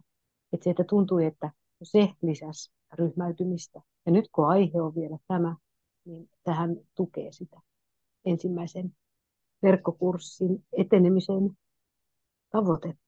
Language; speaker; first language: Finnish; native; Finnish